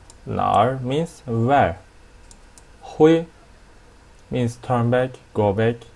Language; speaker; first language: English; non-native, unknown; Turkish